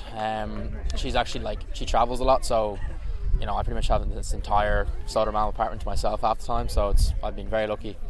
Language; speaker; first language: English; native; English